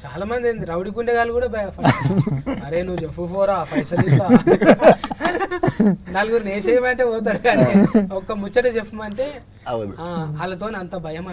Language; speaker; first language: Telugu; native; Telugu